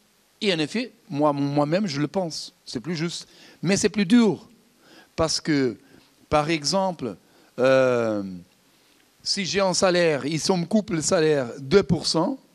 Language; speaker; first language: French; non-native, fluent; Portuguese